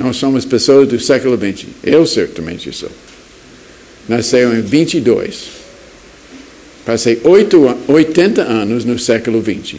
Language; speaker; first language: Portuguese; non-native, fluent; English